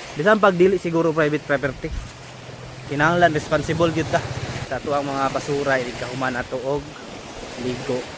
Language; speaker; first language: Cebuano; native; Cebuano